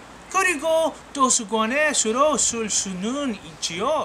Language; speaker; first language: Korean; non-native, learner; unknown